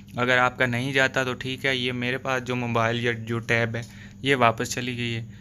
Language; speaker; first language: Urdu; non-native, local second language; Punjabi